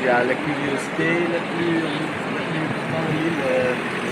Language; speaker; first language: French; non-native, learner; Dutch